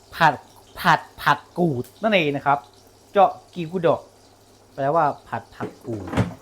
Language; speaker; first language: Thai; non-native, local second language; S'gaw Karen